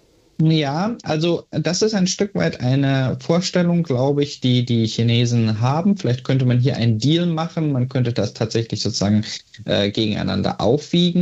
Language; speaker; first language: German; native; German